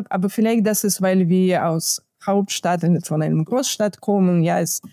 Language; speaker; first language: German; non-native, fluent; Ukrainian